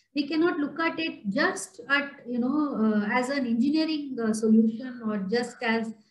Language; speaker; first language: English; non-native, local second language; Tamil